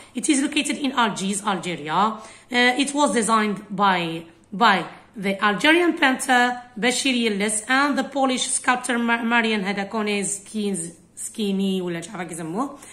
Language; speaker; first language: English; non-native, fluent; Arabic